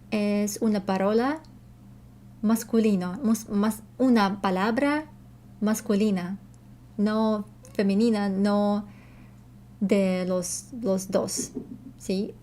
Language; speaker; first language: Spanish; non-native, learner; Russian